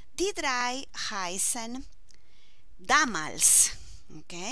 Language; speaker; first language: German; non-native, fluent; Spanish